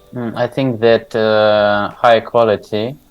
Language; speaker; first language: English; non-native, learner; Tajik